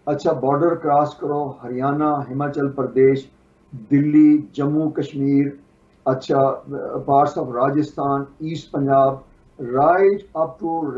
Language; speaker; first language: Urdu; non-native, local second language; Punjabi